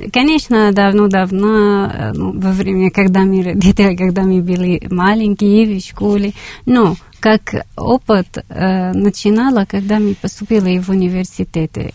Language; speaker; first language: Russian; non-native, learner; Arabic